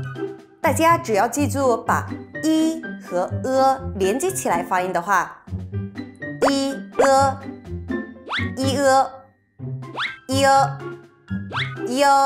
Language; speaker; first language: Chinese; non-native, fluent; Korean